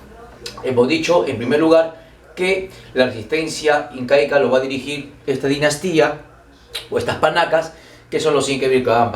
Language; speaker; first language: Spanish; native; Spanish